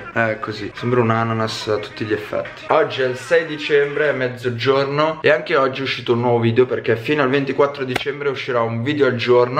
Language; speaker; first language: Italian; native; Italian